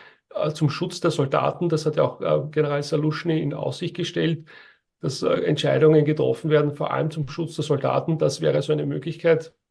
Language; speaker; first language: German; native; German